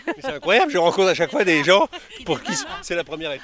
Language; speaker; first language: French; native; French